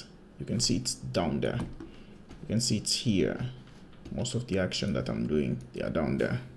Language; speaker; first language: English; non-native, fluent; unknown